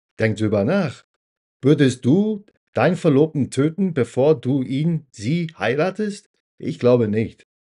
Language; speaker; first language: German; non-native, fluent; English